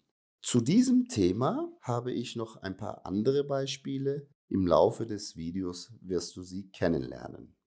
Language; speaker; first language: German; native; German